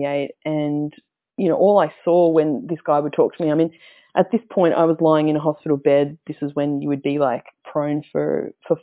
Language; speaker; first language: English; native; English